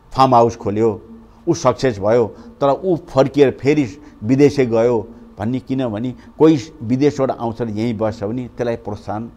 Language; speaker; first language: Nepali; native; Nepali